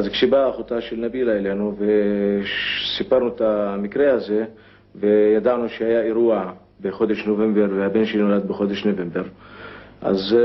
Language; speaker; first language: Hebrew; non-native, local second language; Arabic